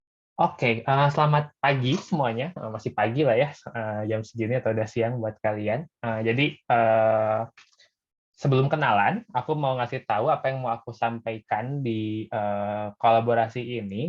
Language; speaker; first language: Indonesian; native; Indonesian